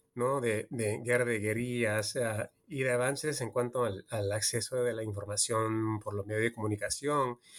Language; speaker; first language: Spanish; early bilingual, heritage; Spanish